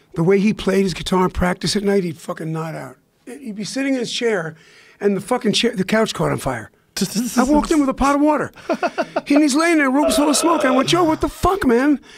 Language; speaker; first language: English; native; English